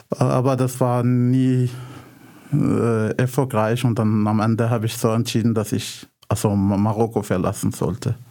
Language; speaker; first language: German; non-native, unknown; Arabic